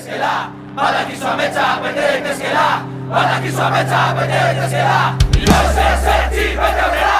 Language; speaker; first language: Basque; native; Basque